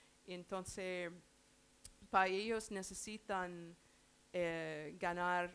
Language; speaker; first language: Spanish; non-native, learner; English